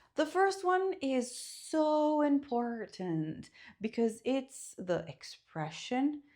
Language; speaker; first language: English; non-native, fluent; Italian